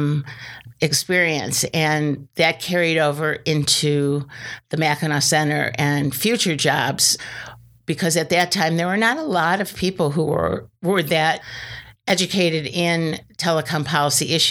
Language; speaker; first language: English; native; English